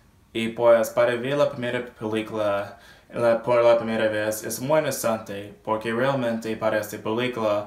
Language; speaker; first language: Spanish; non-native, learner; English